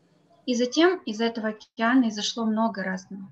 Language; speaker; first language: Russian; native; Russian